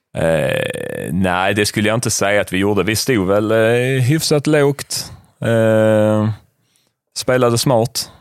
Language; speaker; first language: Swedish; native; Swedish